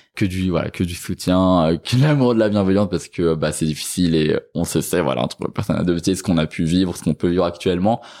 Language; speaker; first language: French; native; French